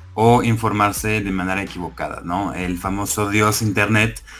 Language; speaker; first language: Spanish; non-native, fluent; French